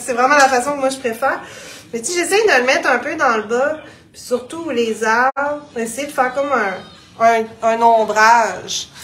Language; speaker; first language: French; native; French